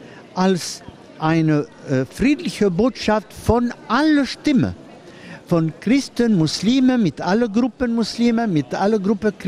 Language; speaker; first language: German; non-native, fluent; Arabic